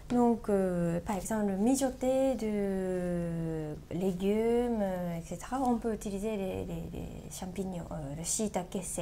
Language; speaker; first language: French; non-native, learner; Japanese